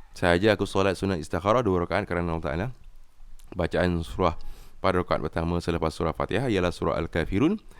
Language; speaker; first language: Malay; native; Malay